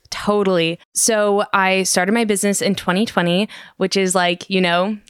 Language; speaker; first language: English; native; English